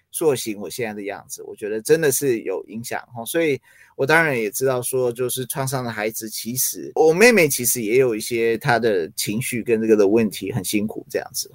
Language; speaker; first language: Chinese; early bilingual, other home language; English